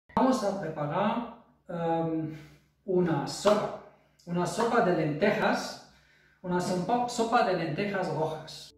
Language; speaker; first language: Spanish; non-native, fluent; German